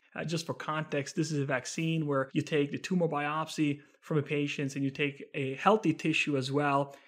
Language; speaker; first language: English; non-native, fluent; Italian